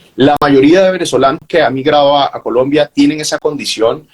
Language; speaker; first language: Spanish; native; Spanish